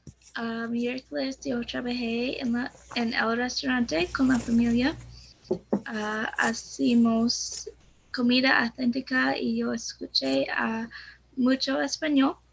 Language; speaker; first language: Spanish; non-native, learner; English